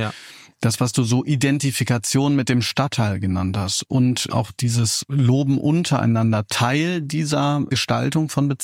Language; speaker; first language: German; native; German